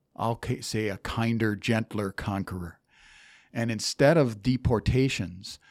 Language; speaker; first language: English; native; English